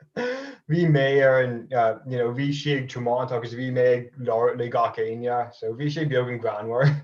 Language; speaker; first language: Irish; non-native, fluent; English